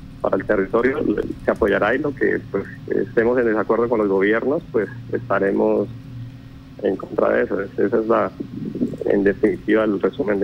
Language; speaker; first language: Spanish; native; Spanish